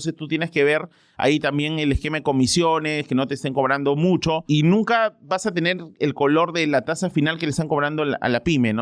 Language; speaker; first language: Spanish; native; Spanish